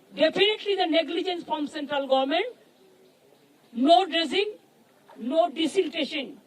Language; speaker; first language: English; non-native, local second language; Bangla